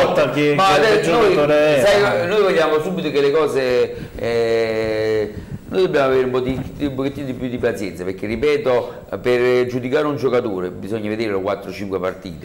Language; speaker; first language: Italian; native; Italian